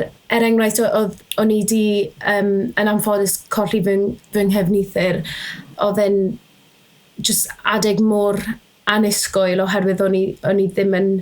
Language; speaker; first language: Welsh; native; Welsh